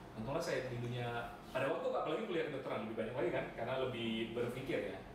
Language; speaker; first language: Indonesian; native; Indonesian